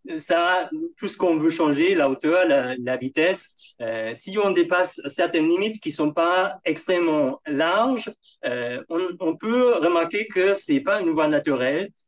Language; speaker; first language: French; non-native, fluent; German